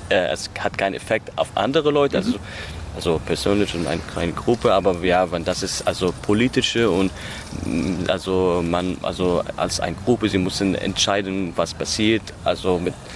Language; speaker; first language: German; non-native, learner; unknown